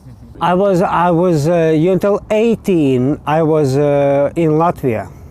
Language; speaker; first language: English; non-native, learner; Latvian